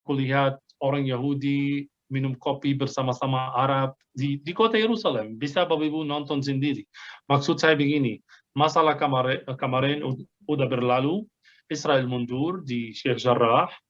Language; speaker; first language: Indonesian; non-native, fluent; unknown